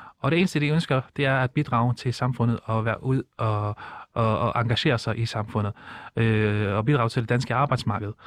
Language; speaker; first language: Danish; early bilingual, other home language; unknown